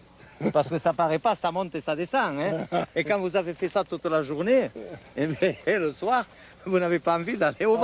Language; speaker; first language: French; native; French